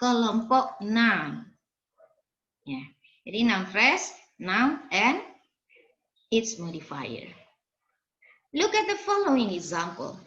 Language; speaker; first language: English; non-native, fluent; Indonesian